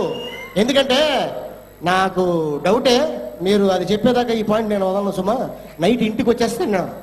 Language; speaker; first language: Telugu; native; Telugu